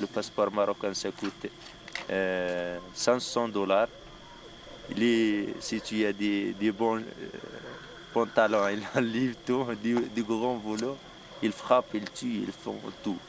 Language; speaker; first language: French; non-native, local second language; Arabic